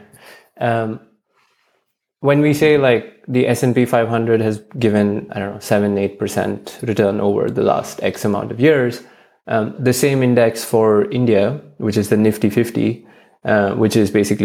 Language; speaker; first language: English; non-native, local second language; Hindi